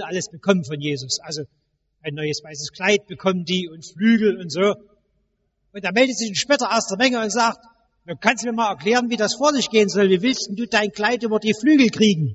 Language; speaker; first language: German; native; German